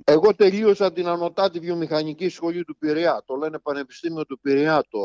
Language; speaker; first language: Greek; native; Greek